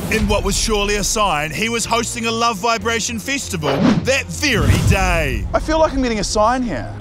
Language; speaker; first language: English; native; English